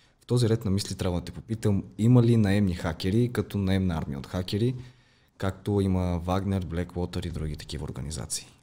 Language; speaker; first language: Bulgarian; native; Bulgarian